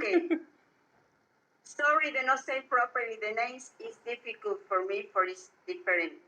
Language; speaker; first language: English; non-native, learner; Spanish